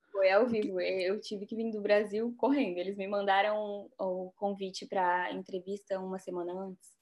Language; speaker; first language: Portuguese; native; Portuguese